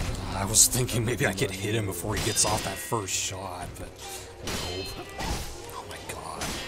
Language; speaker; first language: English; native; English